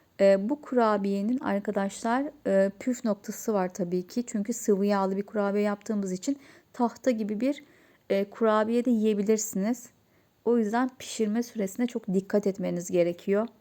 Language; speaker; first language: Turkish; native; Turkish